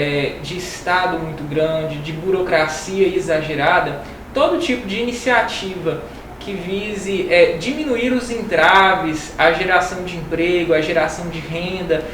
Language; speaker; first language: Portuguese; native; Portuguese